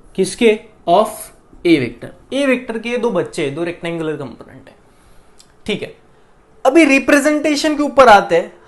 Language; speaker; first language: Hindi; non-native, local second language; Marathi